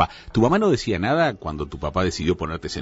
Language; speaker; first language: Spanish; native; Spanish